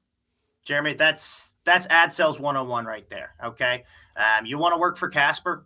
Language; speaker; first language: English; native; English